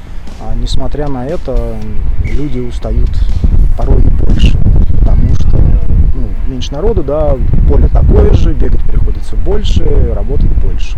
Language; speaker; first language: Russian; native; Russian